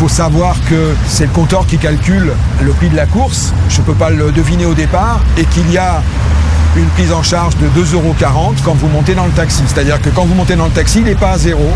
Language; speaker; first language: French; native; French